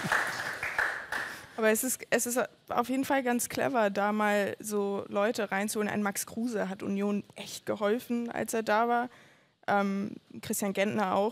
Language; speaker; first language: German; native; German